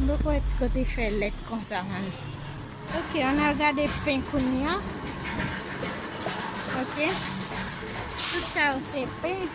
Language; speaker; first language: French; non-native, learner; Haitian Creole